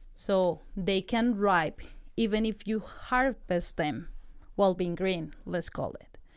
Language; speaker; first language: English; non-native, fluent; Spanish